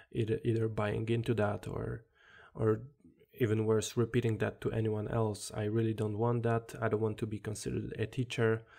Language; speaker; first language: English; non-native, fluent; Polish